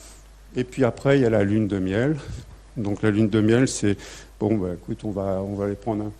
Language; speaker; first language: French; native; French